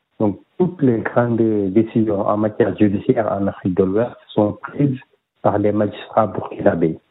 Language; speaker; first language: French; non-native, local second language; Wolof